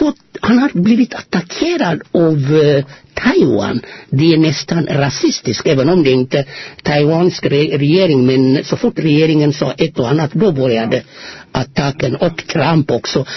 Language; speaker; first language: Swedish; non-native, fluent; Amharic